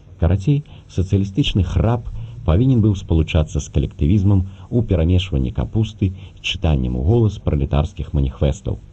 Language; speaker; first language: Belarusian; native; Belarusian